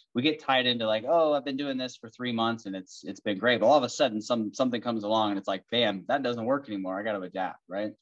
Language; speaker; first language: English; native; English